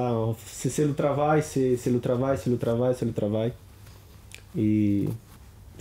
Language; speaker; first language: French; non-native, learner; Portuguese